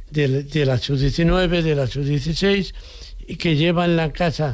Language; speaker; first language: Spanish; native; Spanish